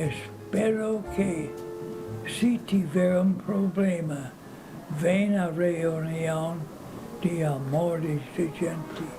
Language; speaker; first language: Portuguese; non-native, fluent; English